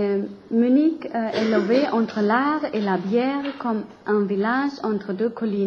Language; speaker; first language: French; non-native, learner; German